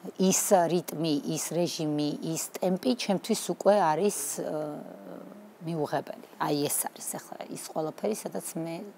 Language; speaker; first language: Georgian; native; Georgian